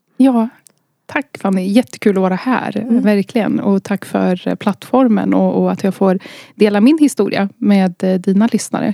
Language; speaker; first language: Swedish; early bilingual, other home language; Arabic